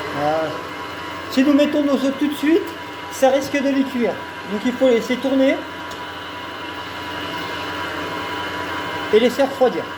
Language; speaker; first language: French; native; French